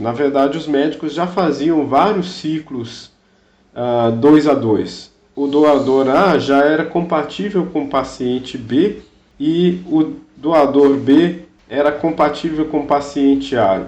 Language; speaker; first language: Portuguese; native; Portuguese